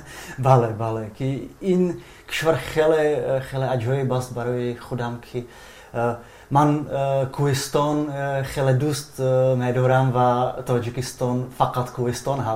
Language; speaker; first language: Persian; non-native, fluent; Czech